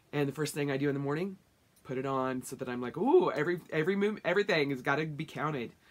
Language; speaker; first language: English; native; English